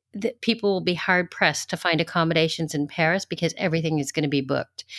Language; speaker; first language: English; native; English